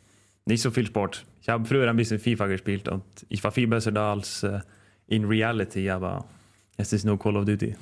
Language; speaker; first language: German; non-native, fluent; Norwegian